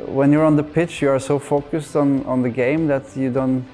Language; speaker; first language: English; non-native, fluent; Norwegian